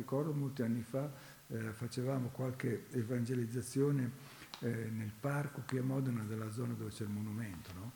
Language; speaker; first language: Italian; native; Italian